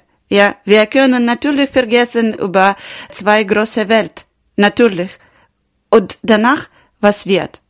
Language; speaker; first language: German; non-native, learner; Ukrainian